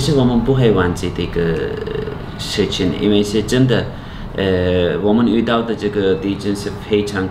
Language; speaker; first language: Chinese; non-native, fluent; Turkish